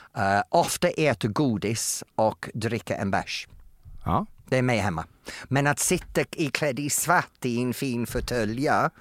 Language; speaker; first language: Swedish; non-native, fluent; English